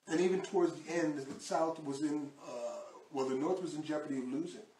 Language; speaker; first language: English; native; English